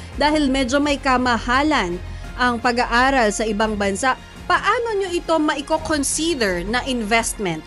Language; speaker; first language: Filipino; native; Filipino